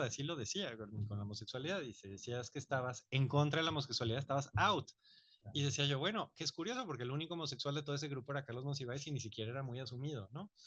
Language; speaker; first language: Spanish; native; Spanish